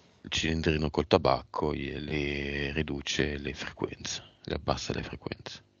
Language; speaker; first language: Italian; native; Italian